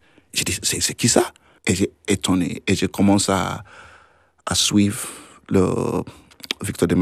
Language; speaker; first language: French; non-native, learner; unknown